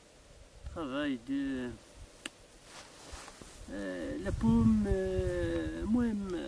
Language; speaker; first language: French; non-native, learner; Arabic